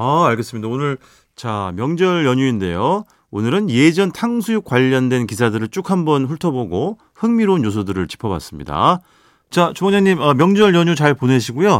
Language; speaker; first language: Korean; native; Korean